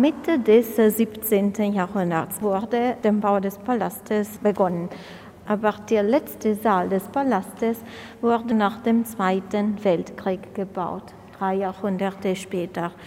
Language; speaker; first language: German; non-native, fluent; Italian